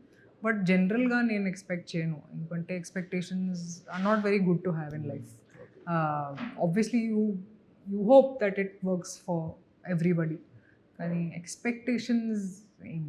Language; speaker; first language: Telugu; non-native, local second language; Hindi